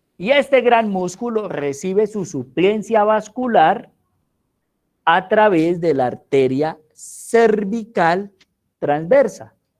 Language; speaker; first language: Spanish; native; Spanish